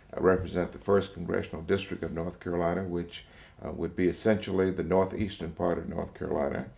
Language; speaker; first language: English; native; English